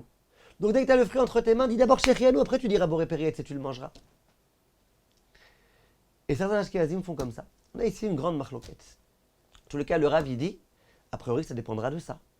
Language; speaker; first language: French; native; French